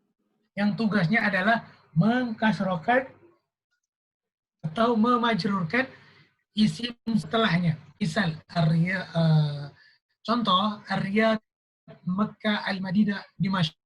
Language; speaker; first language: Indonesian; native; Indonesian